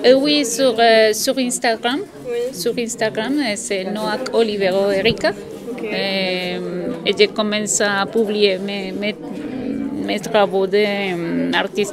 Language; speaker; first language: French; non-native, learner; Spanish